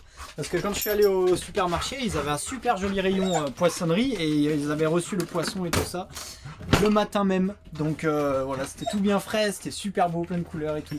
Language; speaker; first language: French; native; French